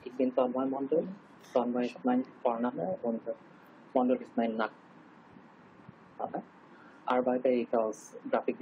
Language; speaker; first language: German; non-native, learner; Bangla